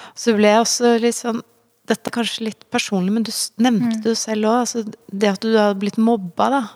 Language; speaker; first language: Norwegian; native; Norwegian